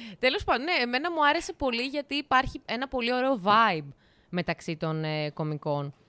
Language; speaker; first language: Greek; native; Greek